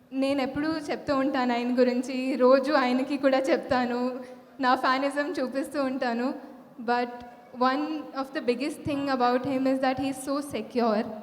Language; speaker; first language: Telugu; non-native, local second language; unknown